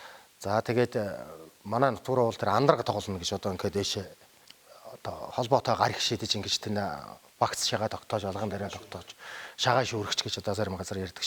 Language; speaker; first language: Mongolian; native; Mongolian